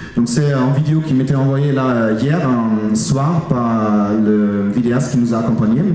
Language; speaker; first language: French; non-native, fluent; German